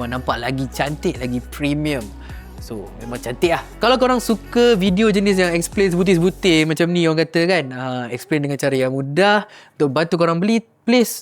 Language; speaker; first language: Malay; native; Malay